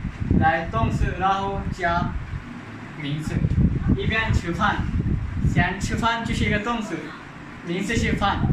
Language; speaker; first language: Chinese; non-native, fluent; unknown